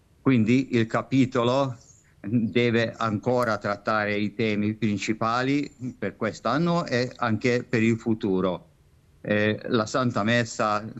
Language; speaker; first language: Italian; non-native, fluent; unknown